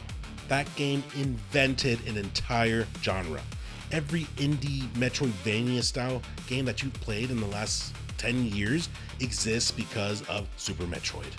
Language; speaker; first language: English; native; English